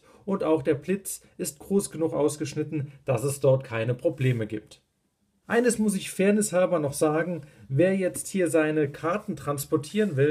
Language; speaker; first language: German; native; German